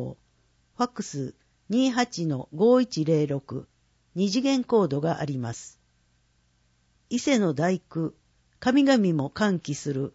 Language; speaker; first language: Japanese; native; Japanese